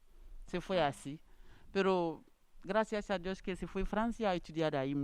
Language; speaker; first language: Spanish; non-native, learner; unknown